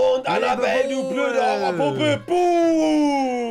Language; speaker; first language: German; native; German